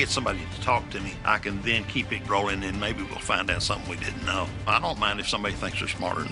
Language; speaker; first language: English; native; English